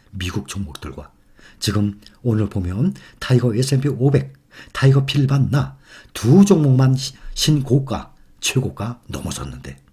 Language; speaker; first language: Korean; native; Korean